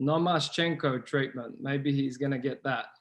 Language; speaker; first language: English; native; English